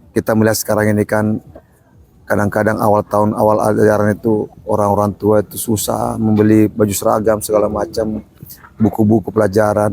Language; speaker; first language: Indonesian; non-native, local second language; Buginese